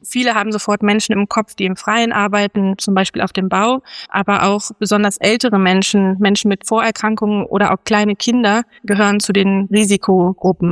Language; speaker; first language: German; native; German